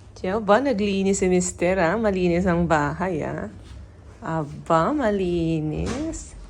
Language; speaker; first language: Filipino; non-native, local second language; Cebuano